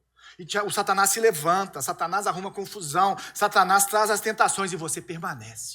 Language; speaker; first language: Portuguese; native; Portuguese